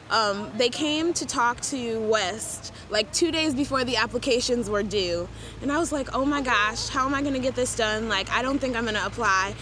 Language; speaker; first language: English; native; English